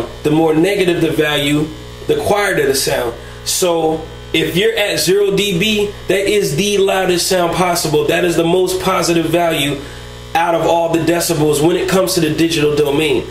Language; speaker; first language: English; native; English